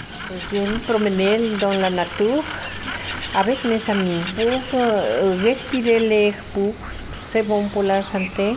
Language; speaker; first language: French; non-native, learner; Spanish